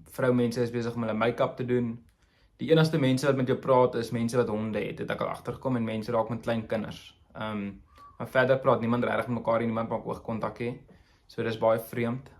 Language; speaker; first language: Afrikaans; native; Afrikaans